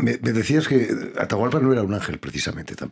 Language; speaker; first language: Spanish; native; Spanish